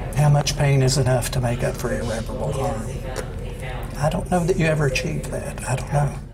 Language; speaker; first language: English; non-native, fluent; French